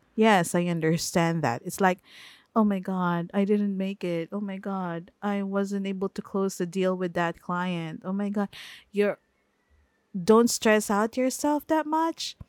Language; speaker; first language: English; non-native, local second language; Filipino